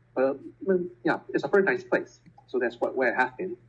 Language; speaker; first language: English; non-native, local second language; Cantonese